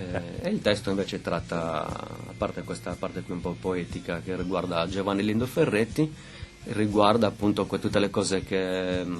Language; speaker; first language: Italian; native; Italian